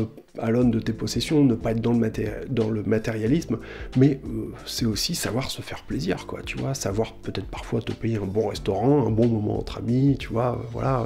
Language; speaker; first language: French; native; French